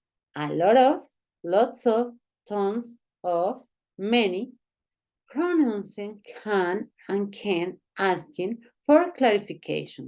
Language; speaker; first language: English; non-native, learner; Spanish